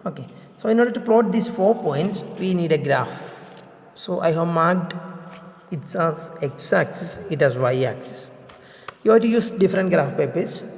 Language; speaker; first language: English; non-native, local second language; Malayalam